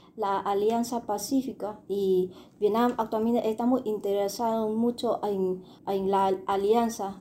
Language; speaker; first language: Spanish; non-native, fluent; Vietnamese